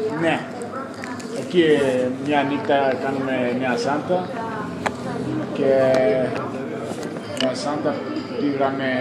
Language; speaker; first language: Greek; early bilingual, heritage; English